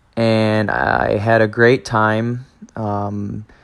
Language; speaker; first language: English; native; English